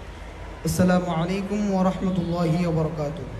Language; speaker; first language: Arabic; non-native, learner; Bangla